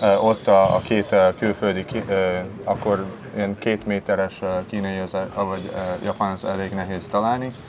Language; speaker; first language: Hungarian; early bilingual, heritage; Hungarian